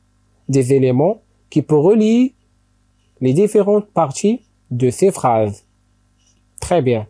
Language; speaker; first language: French; non-native, local second language; Arabic